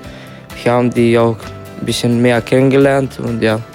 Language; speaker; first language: German; early bilingual, other home language; Croatian